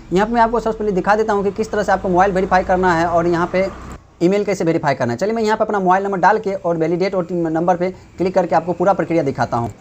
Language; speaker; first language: Hindi; native; Hindi